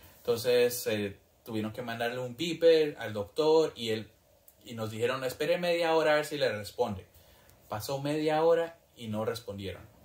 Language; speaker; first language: Spanish; early bilingual, heritage; Spanish